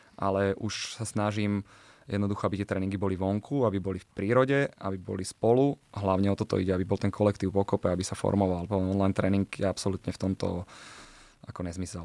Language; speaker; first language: Slovak; native; Slovak